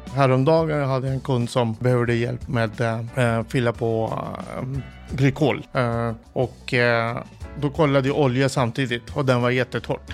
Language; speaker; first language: Swedish; non-native, fluent; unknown